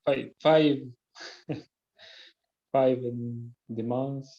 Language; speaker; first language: English; non-native, learner; Spanish